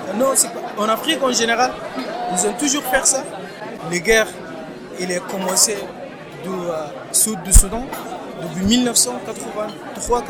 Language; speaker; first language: French; non-native, learner; Arabic